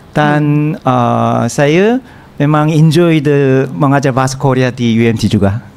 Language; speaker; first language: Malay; non-native, learner; Korean